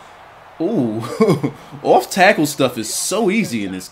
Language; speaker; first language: English; native; English